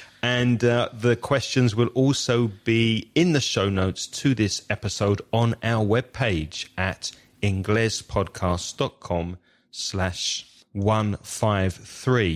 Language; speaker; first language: English; native; English